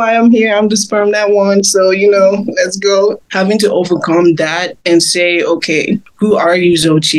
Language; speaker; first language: English; non-native, local second language; Igbo